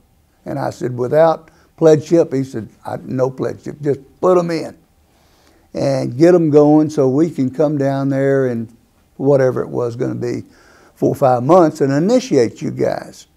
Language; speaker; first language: English; native; English